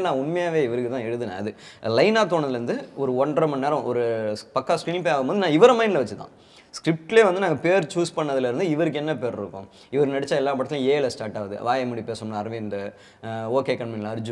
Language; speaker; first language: Tamil; native; Tamil